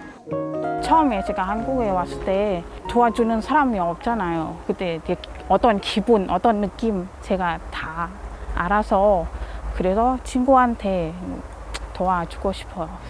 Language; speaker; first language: Korean; non-native, fluent; Thai